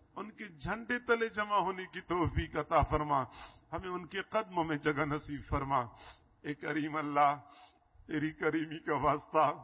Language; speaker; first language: Urdu; non-native, local second language; Punjabi